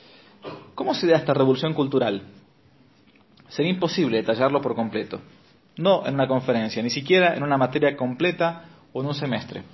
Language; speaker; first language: Spanish; native; Spanish